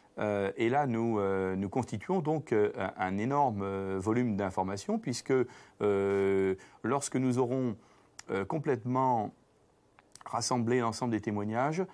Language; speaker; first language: French; native; French